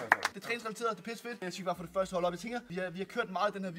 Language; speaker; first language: Danish; native; Danish